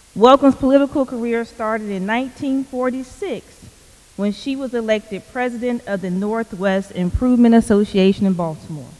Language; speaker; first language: English; native; English